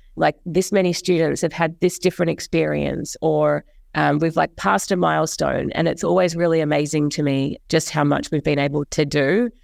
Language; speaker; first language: English; native; English